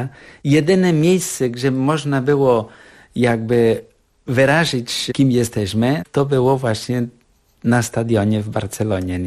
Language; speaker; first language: Polish; non-native, fluent; Catalan